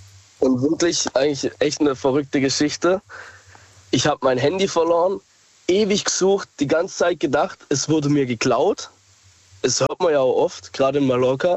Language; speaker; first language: German; native; German